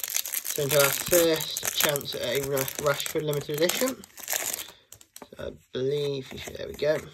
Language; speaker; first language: English; native; English